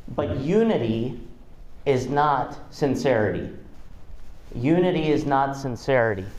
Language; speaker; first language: English; non-native, fluent; Russian